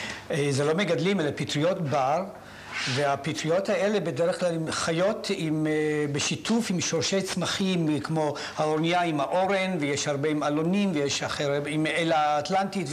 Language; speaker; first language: Hebrew; native; Hebrew